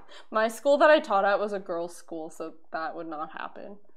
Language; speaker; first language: English; native; English